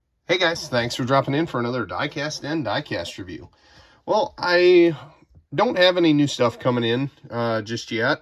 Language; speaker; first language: English; native; English